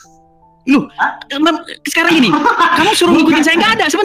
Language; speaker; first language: Indonesian; native; Indonesian